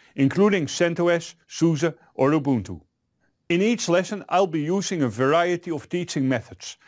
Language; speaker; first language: English; non-native, fluent; Dutch